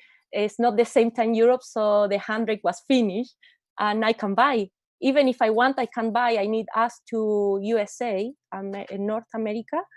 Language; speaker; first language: English; non-native, learner; Spanish